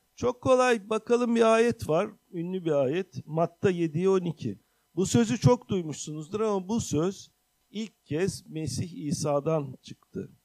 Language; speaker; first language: Turkish; native; Turkish